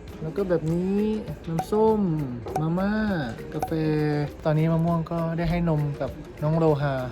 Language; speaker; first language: Thai; native; Thai